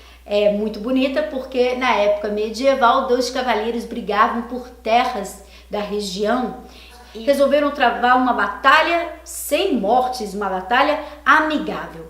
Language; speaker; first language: Portuguese; native; Portuguese